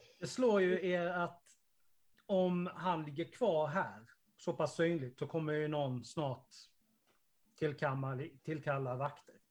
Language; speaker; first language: Swedish; native; Swedish